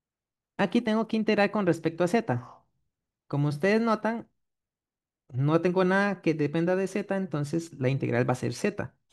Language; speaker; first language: Spanish; native; Spanish